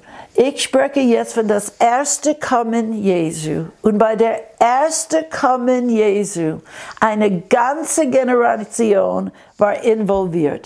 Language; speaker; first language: German; non-native, fluent; English